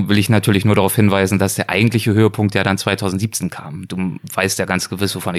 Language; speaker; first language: German; native; German